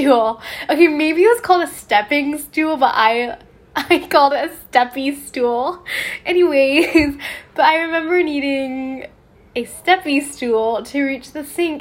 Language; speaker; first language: English; native; English